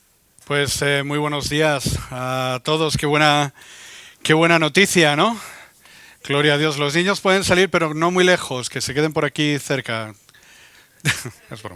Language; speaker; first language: Spanish; native; Spanish